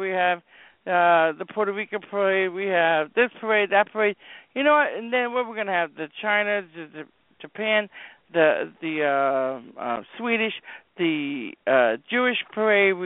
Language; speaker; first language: English; native; English